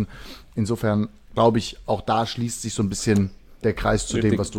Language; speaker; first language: German; native; German